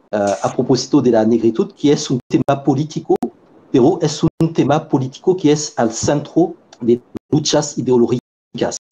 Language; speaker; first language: Spanish; non-native, fluent; French